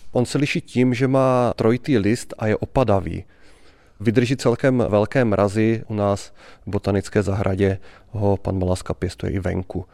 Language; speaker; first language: Czech; native; Czech